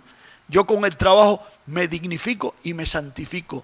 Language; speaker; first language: Spanish; native; Spanish